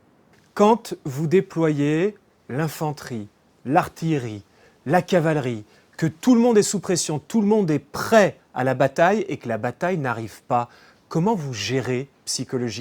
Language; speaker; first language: French; native; French